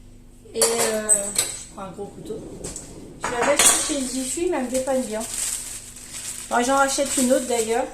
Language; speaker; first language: French; native; French